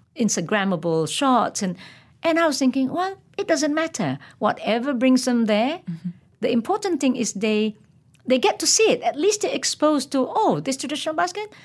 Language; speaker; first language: English; non-native, local second language; Malay